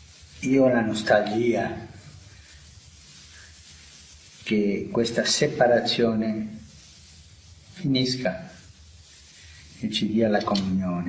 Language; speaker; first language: Italian; early bilingual, heritage; Italian